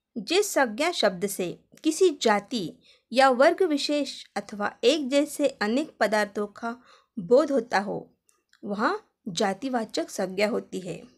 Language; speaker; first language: Hindi; non-native, local second language; Marathi